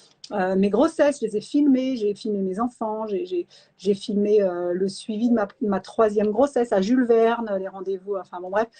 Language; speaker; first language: French; native; French